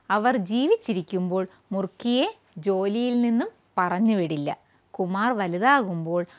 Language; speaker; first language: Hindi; non-native, local second language; Malayalam